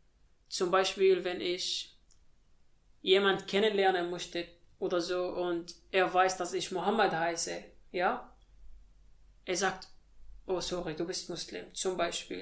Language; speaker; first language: German; non-native, learner; Arabic